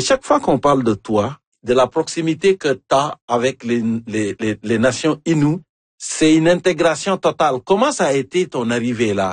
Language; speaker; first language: French; native; French